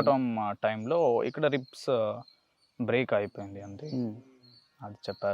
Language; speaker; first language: Telugu; non-native, learner; Kannada